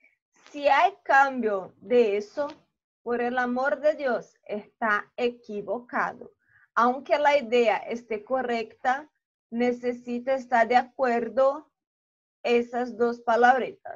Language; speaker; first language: Spanish; non-native, fluent; Portuguese